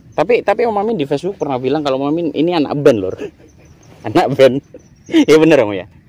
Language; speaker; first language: Indonesian; non-native, local second language; Javanese